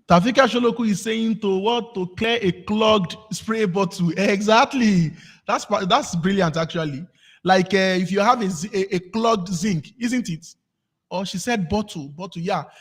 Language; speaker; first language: English; non-native, local second language; Yoruba